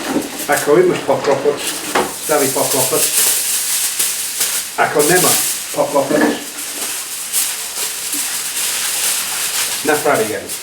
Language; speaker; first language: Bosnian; non-native, learner; English